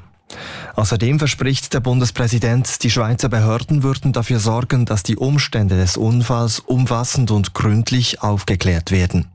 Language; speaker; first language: German; native; German